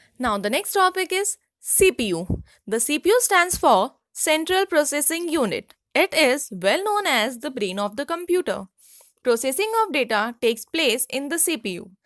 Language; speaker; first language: English; non-native, local second language; Hindi